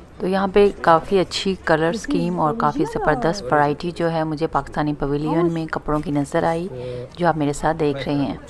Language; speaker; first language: Urdu; native; Urdu